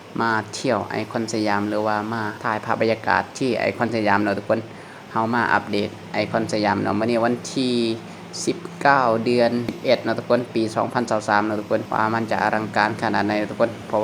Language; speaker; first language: Thai; non-native, local second language; Lao